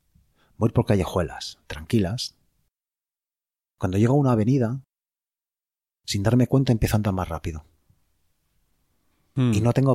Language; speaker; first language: Spanish; native; Spanish